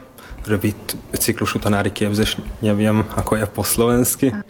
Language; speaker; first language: Slovak; non-native, learner; Hungarian